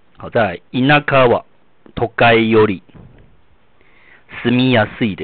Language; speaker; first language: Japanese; non-native, fluent; Chinese